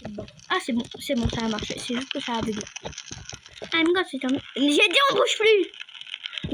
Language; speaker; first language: French; native; French